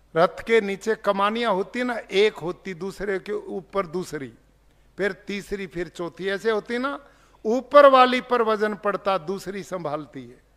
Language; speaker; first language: Hindi; native; Hindi